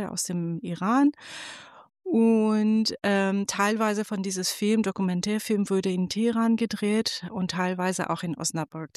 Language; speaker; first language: German; non-native, fluent; Persian